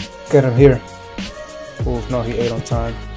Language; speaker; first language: English; native; English